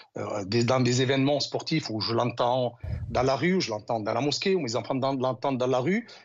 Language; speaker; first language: French; non-native, local second language; Arabic